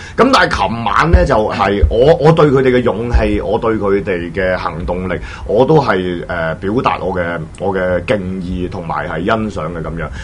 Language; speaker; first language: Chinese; non-native, local second language; Cantonese